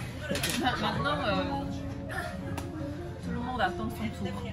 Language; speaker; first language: French; non-native, fluent; Korean